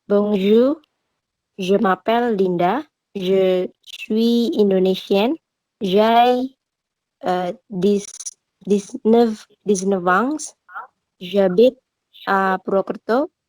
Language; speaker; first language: French; non-native, learner; Indonesian